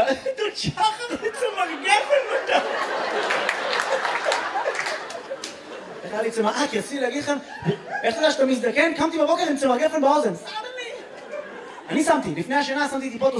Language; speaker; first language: Hebrew; native; Hebrew